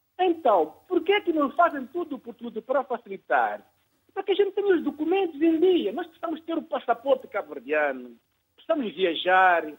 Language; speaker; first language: Portuguese; non-native, local second language; Kabuverdianu